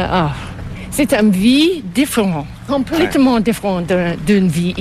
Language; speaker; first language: French; non-native, fluent; English